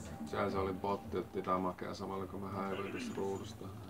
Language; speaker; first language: Finnish; native; Finnish